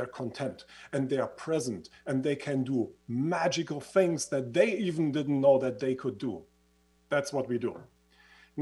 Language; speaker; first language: English; non-native, fluent; German